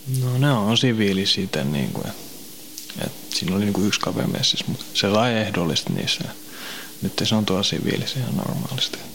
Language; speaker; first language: Finnish; native; Finnish